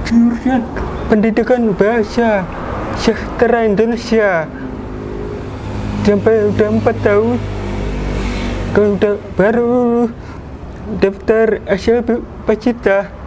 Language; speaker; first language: Indonesian; non-native, local second language; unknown